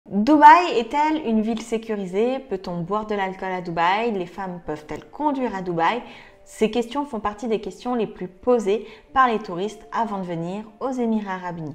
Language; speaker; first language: French; native; French